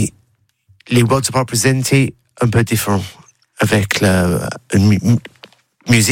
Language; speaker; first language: French; non-native, learner; English